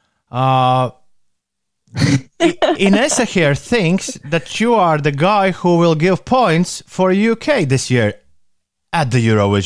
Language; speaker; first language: English; non-native, fluent; Latvian